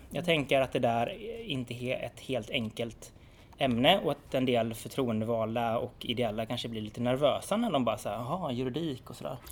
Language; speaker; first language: Swedish; native; Swedish